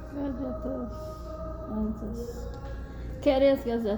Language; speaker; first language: Spanish; non-native, learner; English